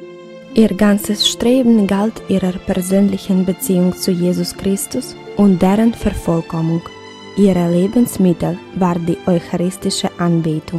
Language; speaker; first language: German; non-native, fluent; Ukrainian